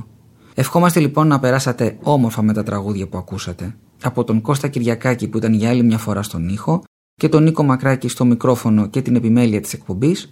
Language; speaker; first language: Greek; native; Greek